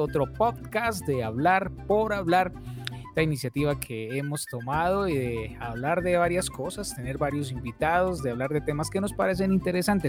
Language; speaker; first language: Spanish; native; Spanish